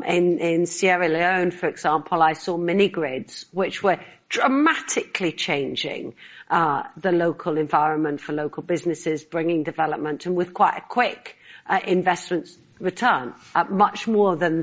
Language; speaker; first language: English; native; English